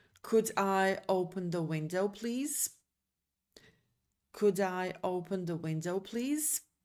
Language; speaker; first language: English; non-native, fluent; Serbian